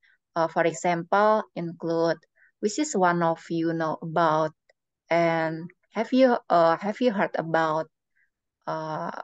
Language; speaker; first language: English; non-native, learner; Indonesian